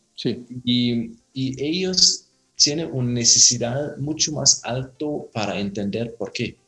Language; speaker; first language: Spanish; non-native, learner; Danish